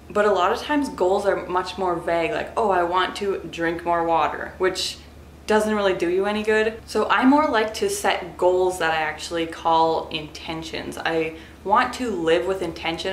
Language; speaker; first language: English; native; English